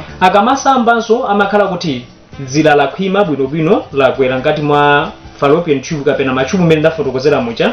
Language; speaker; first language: Nyanja; native; Nyanja